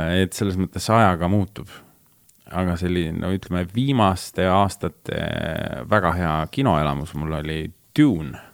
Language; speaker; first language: Estonian; native; Estonian